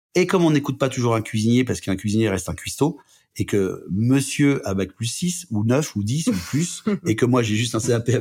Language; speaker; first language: French; native; French